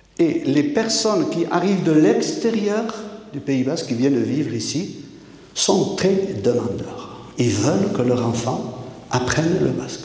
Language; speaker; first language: French; non-native, local second language; Basque